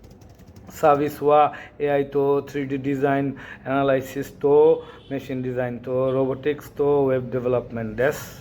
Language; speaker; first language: Japanese; non-native, learner; Bangla